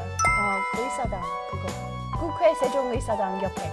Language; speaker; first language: Korean; non-native, learner; English